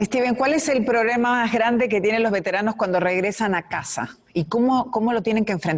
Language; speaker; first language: Spanish; native; Spanish